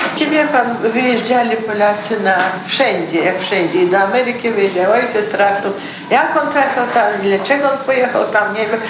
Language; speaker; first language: Polish; early bilingual, heritage; Polish